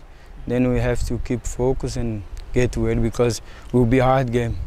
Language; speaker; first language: English; non-native, fluent; Portuguese